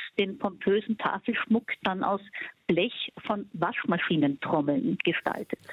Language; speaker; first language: German; native; German